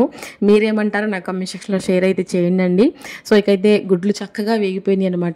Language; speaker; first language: Telugu; native; Telugu